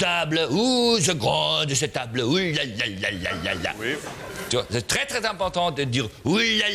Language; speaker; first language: French; non-native, learner; German